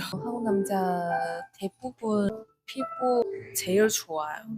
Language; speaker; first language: Korean; non-native, learner; Chinese